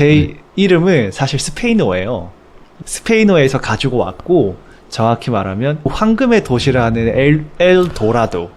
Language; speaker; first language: Korean; native; Korean